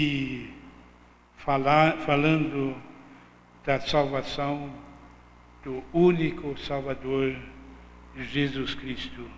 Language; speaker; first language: Portuguese; non-native, fluent; German